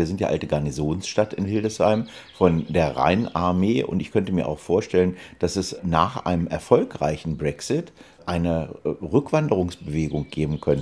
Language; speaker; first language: German; native; German